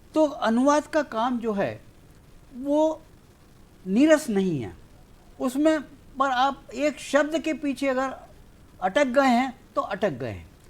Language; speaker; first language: Hindi; native; Hindi